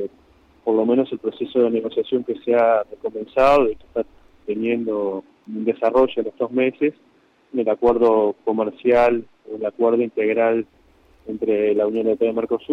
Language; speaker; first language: Spanish; native; Spanish